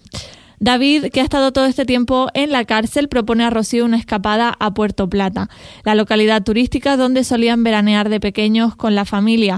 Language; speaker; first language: Spanish; native; Spanish